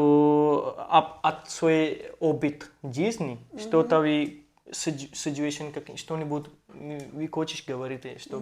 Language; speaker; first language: Russian; non-native, learner; Hindi